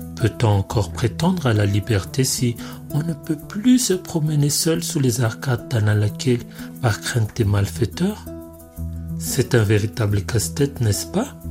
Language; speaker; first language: French; non-native, local second language; Malagasy